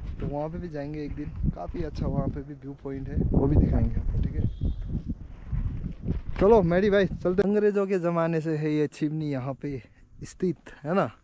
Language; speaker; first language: Hindi; non-native, local second language; Nepali